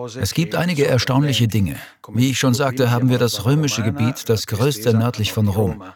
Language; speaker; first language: German; non-native, fluent; Italian